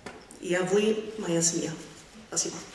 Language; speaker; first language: Russian; non-native, fluent; English